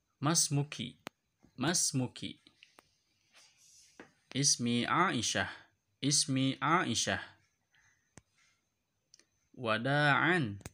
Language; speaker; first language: Arabic; non-native, learner; Indonesian